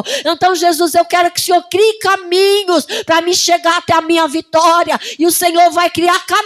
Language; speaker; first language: Portuguese; native; Portuguese